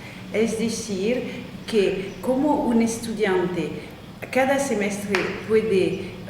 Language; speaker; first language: Spanish; non-native, fluent; French